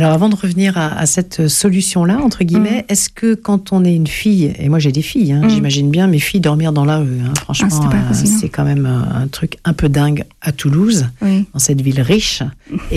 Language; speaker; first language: French; native; French